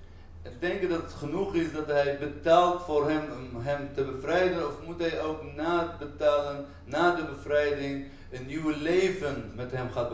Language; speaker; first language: Dutch; non-native, fluent; Arabic